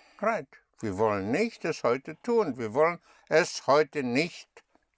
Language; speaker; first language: German; non-native, fluent; English